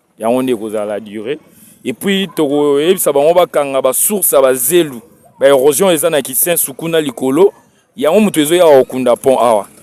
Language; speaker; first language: Lingala; native; Lingala